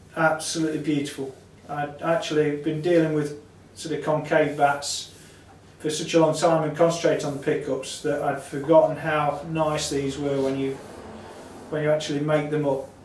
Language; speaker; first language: English; native; English